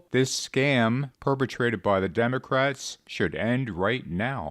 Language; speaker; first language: English; native; English